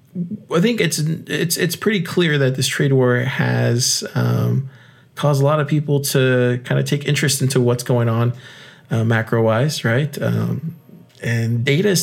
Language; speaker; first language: English; native; English